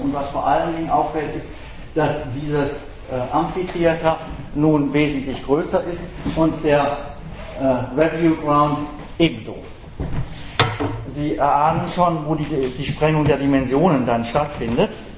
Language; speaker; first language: German; native; German